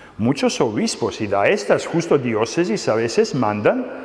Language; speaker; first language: Spanish; non-native, fluent; Serbian